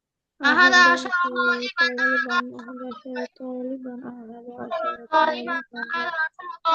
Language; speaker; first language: Arabic; non-native, learner; Bangla